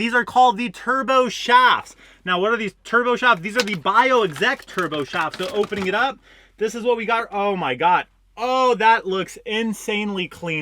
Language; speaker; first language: English; native; English